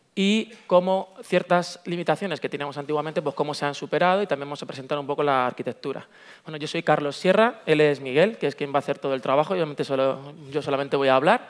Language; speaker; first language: Spanish; native; Spanish